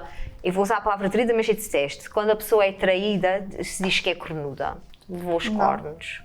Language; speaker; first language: Portuguese; native; Portuguese